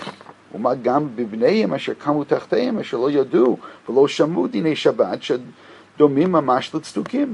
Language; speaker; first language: Hebrew; non-native, fluent; English